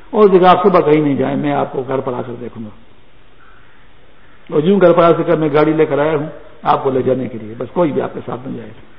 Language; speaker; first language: Urdu; non-native, local second language; Pashto